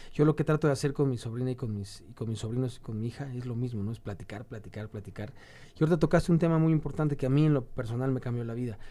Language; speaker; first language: Spanish; native; Spanish